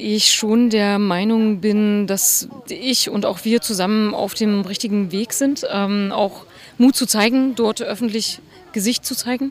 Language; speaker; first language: German; native; German